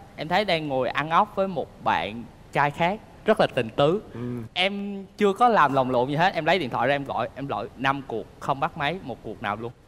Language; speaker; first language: Vietnamese; native; Vietnamese